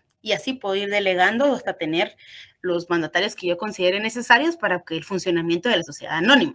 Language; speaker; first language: Spanish; native; Spanish